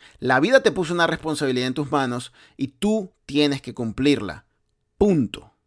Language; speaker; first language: Spanish; native; Spanish